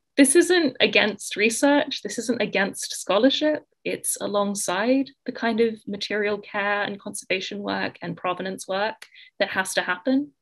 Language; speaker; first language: English; native; English